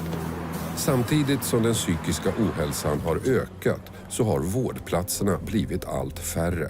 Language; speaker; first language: Swedish; native; Swedish